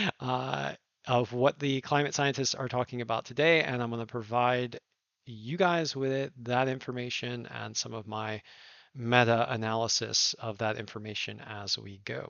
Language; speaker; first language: English; native; English